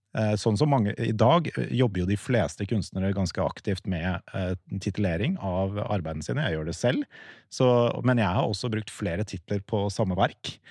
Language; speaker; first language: Norwegian; native; Norwegian